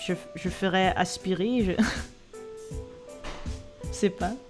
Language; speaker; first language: French; non-native, learner; Dutch